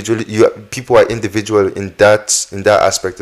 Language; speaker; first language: English; non-native, local second language; Hausa